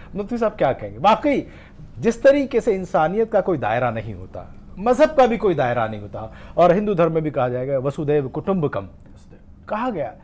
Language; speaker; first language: Hindi; native; Hindi